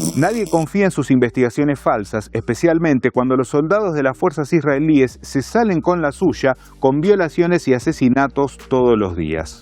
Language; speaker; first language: Spanish; native; Spanish